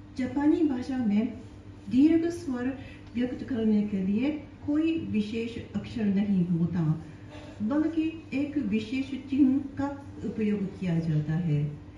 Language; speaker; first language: Hindi; non-native, learner; Japanese